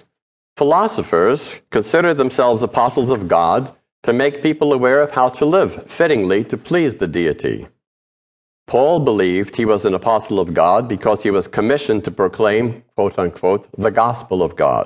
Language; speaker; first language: English; early bilingual, other home language; Polish